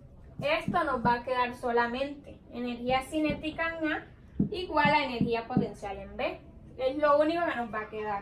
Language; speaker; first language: Spanish; native; Spanish